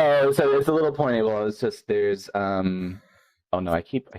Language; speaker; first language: English; native; English